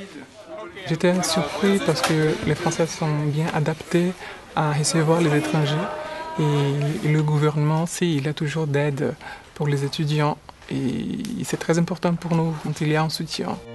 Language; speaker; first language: French; non-native, fluent; Portuguese